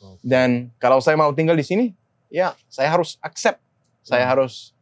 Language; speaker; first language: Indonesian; non-native, learner; Danish